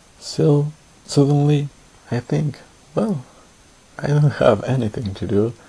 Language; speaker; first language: English; non-native, learner; Spanish